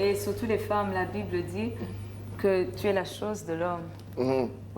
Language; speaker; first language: French; non-native, local second language; Rundi